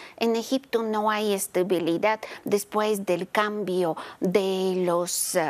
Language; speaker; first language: Spanish; non-native, fluent; Bulgarian